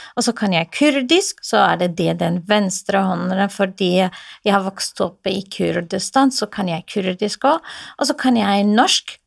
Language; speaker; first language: Norwegian; non-native, fluent; Assyrian Neo-Aramaic